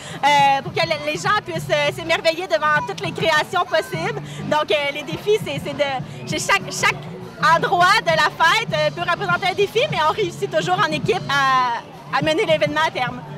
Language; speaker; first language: French; native; French